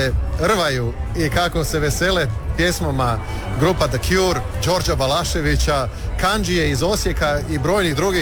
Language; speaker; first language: Serbian; native; Serbian